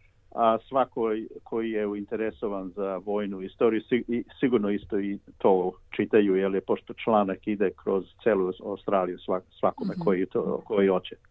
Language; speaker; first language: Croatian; early bilingual, heritage; Croatian